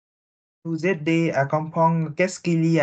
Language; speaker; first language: French; non-native, learner; Vietnamese